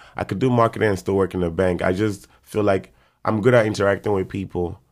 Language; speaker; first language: English; non-native, local second language; Akan